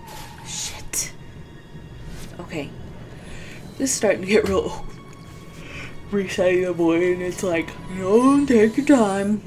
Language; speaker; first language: English; native; English